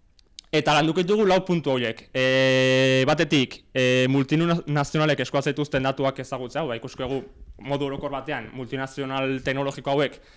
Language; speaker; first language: Basque; native; Basque